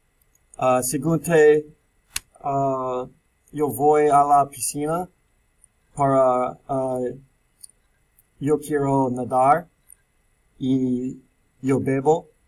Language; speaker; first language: Spanish; non-native, learner; English